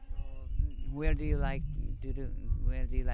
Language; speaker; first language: English; non-native, learner; Japanese